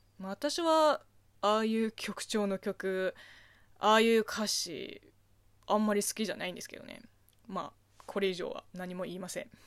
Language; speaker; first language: Japanese; non-native, fluent; Chinese